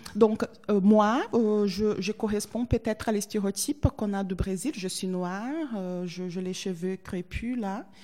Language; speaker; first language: French; non-native, fluent; Portuguese